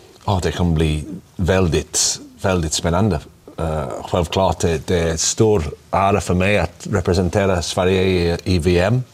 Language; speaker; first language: Swedish; non-native, learner; English